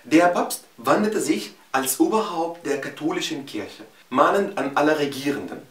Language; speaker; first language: German; non-native, fluent; Arabic